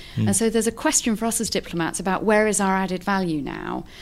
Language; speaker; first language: English; native; English